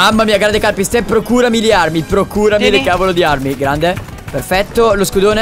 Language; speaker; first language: Italian; native; Italian